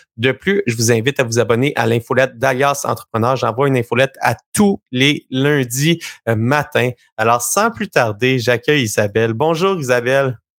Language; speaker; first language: French; native; French